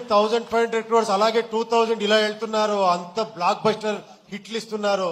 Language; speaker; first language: Telugu; non-native, local second language; Kannada